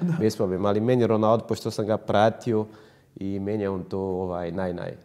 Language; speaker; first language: Croatian; non-native, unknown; Portuguese